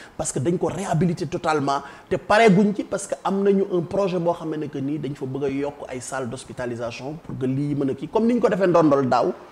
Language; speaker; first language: Wolof; native; Wolof